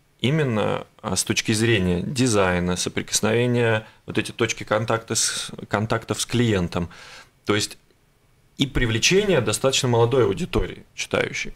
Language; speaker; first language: Russian; native; Russian